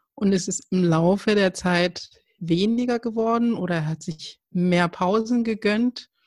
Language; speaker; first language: German; early bilingual, other home language; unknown